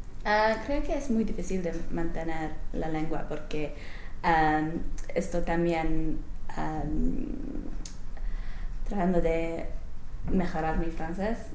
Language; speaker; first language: Spanish; non-native, learner; English